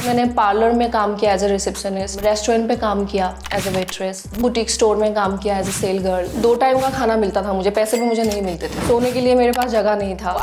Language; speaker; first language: Hindi; non-native, local second language; Assamese